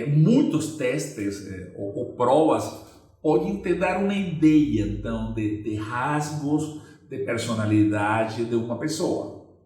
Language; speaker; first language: Portuguese; non-native, fluent; Spanish